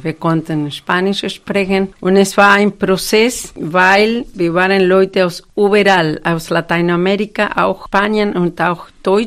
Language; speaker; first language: German; non-native, fluent; Spanish